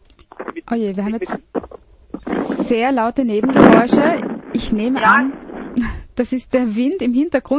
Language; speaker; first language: German; native; German